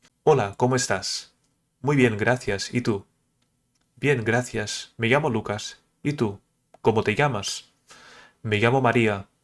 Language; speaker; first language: Spanish; early bilingual, other home language; Portuguese